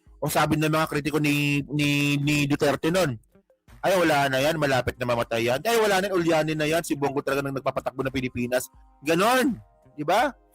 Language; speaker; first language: Filipino; native; Filipino